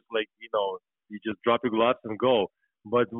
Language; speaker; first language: English; non-native, fluent; Lithuanian